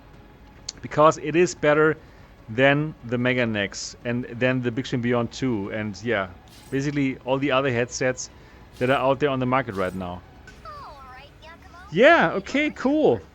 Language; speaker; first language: English; non-native, fluent; German